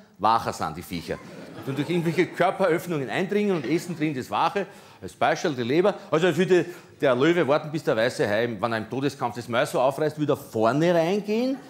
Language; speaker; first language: German; non-native, local second language; Croatian